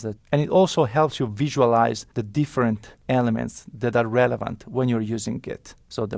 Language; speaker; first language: English; non-native, fluent; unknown